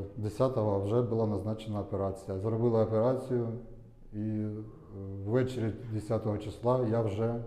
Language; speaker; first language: Ukrainian; non-native, local second language; Russian